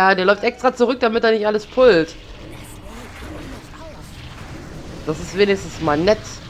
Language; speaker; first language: German; native; German